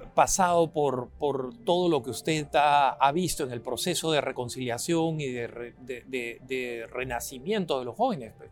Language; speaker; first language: Spanish; native; Spanish